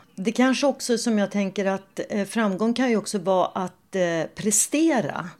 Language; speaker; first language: Swedish; native; Swedish